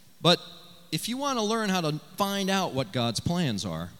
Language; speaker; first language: English; native; English